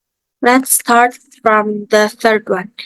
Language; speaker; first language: English; non-native, fluent; Indonesian